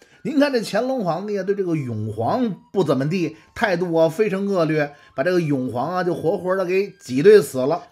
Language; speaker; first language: Chinese; native; Chinese